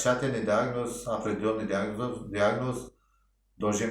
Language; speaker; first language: Russian; non-native, local second language; Uzbek